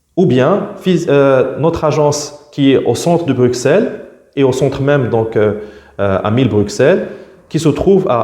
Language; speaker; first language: French; non-native, local second language; Arabic